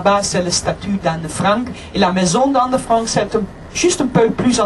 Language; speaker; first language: French; non-native, fluent; Dutch